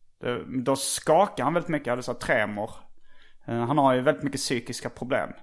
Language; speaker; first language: Swedish; native; Swedish